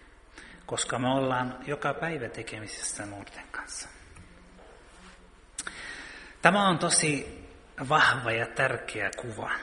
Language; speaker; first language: Finnish; early bilingual, heritage; Finnish